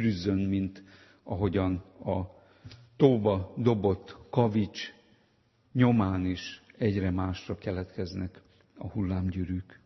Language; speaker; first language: Hungarian; native; Hungarian